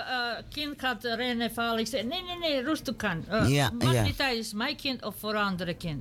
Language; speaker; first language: Dutch; non-native, learner; Serbian